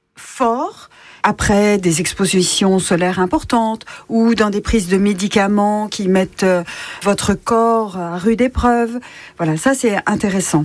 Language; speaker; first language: French; native; French